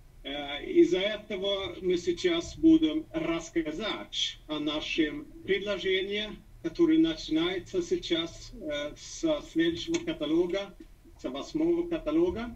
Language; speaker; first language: Russian; non-native, fluent; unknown